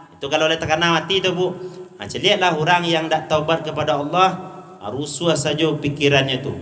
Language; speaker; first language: Malay; non-native, local second language; Minangkabau